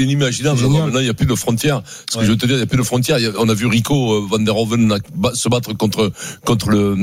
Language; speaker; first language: French; native; French